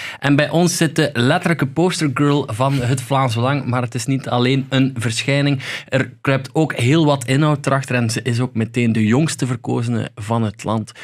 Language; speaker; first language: Dutch; native; Dutch